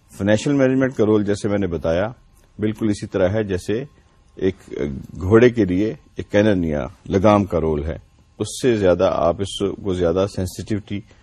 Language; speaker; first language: Urdu; non-native, local second language; Punjabi